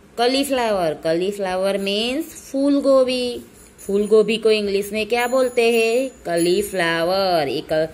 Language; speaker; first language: Hindi; non-native, local second language; Gujarati